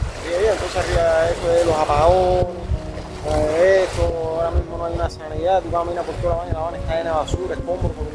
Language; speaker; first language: Spanish; native; Spanish